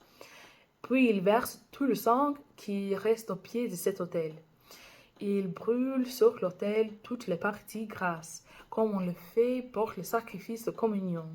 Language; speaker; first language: French; non-native, fluent; English